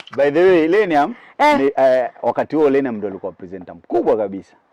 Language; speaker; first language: Swahili; native; Swahili